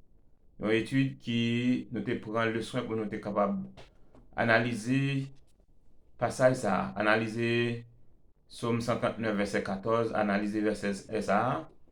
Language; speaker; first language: French; non-native, local second language; Haitian Creole